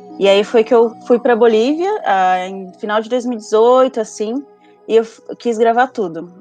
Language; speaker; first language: Portuguese; early bilingual, other home language; Spanish